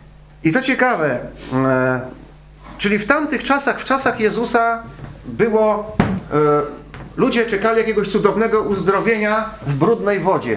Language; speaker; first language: Polish; native; Polish